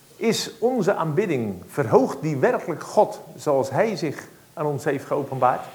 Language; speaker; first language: Dutch; native; Dutch